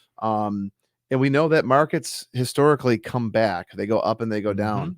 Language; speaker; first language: English; native; English